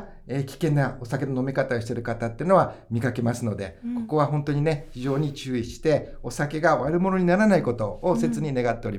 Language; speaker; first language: Japanese; native; Japanese